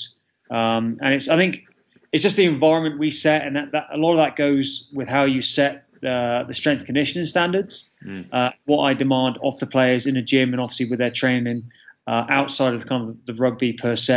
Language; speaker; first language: English; native; English